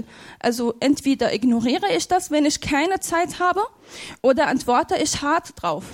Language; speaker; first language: German; non-native, fluent; Arabic